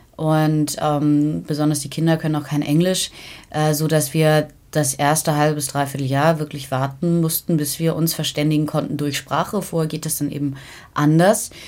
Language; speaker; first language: German; native; German